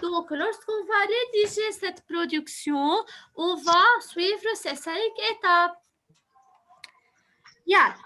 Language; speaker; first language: French; non-native, fluent; Arabic